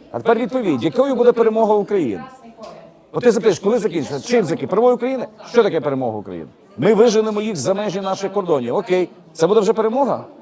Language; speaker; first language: Ukrainian; native; Ukrainian